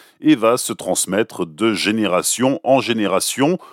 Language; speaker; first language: French; native; French